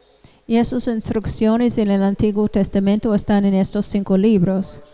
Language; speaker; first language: Spanish; non-native, fluent; English